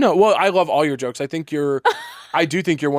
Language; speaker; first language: English; native; English